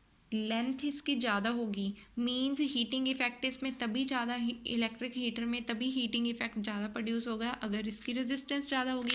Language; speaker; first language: Hindi; native; Hindi